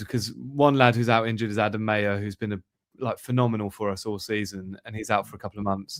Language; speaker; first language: English; native; English